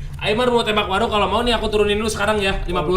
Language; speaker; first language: Indonesian; native; Indonesian